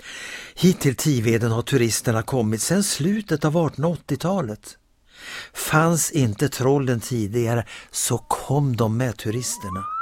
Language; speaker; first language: Swedish; native; Swedish